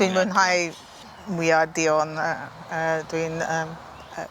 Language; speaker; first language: Welsh; non-native, local second language; English